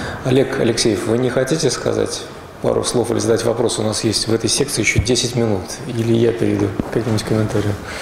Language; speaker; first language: Russian; native; Russian